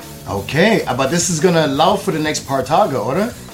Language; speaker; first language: German; non-native, learner; English